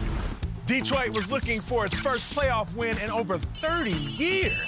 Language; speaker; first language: English; native; English